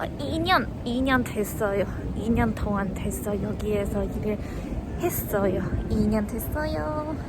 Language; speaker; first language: Korean; non-native, learner; Chinese